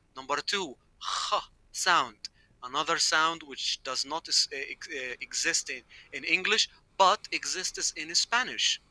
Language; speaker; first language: English; non-native, fluent; Arabic